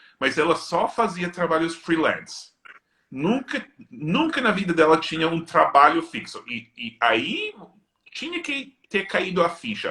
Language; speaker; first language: Portuguese; non-native, fluent; English